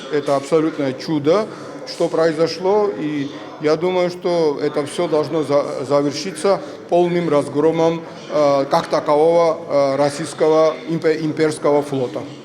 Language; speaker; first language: Russian; non-native, local second language; Georgian